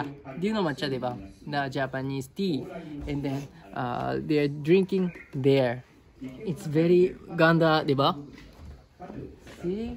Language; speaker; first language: English; non-native, learner; Japanese